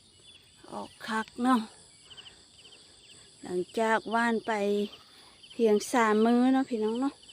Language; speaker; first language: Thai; non-native, local second language; Lao